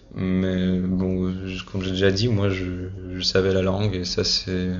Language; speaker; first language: French; non-native, fluent; Russian